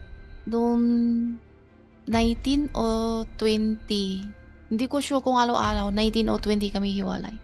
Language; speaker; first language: Filipino; non-native, learner; Chinese